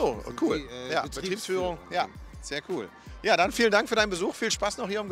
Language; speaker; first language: German; native; German